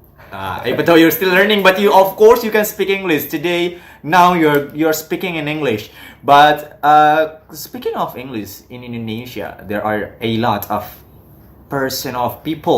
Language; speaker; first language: English; non-native, fluent; Indonesian